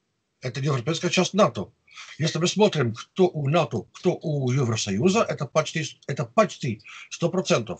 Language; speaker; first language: Russian; non-native, fluent; Dutch